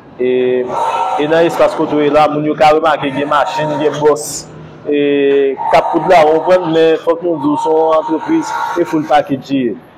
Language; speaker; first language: Haitian Creole; native; Haitian Creole